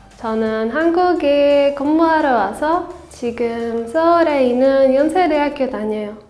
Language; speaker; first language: Korean; non-native, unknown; Czech